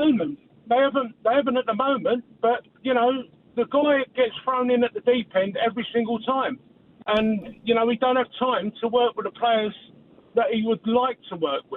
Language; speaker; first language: English; native; English